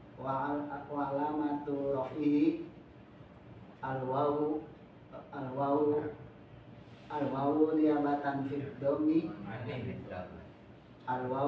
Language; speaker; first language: Arabic; non-native, learner; Indonesian